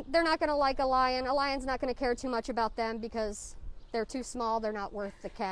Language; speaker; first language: English; native; English